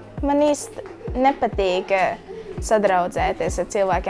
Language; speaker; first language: Latvian; early bilingual, heritage; Latvian